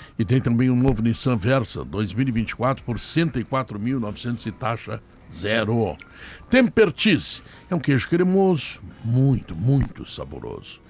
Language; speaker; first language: Portuguese; native; Portuguese